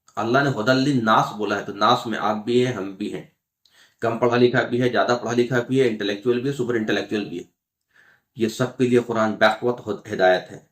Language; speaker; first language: Urdu; native; Urdu